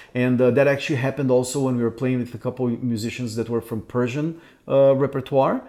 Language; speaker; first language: English; non-native, fluent; Portuguese